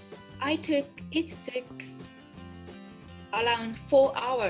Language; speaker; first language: English; non-native, learner; Japanese